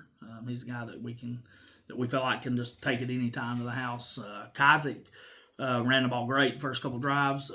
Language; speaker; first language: English; native; English